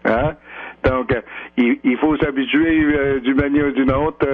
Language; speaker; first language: French; native; French